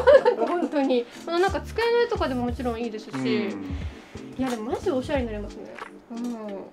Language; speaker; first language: Japanese; native; Japanese